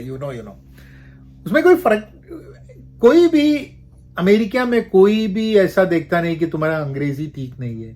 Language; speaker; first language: Hindi; non-native, local second language; Malayalam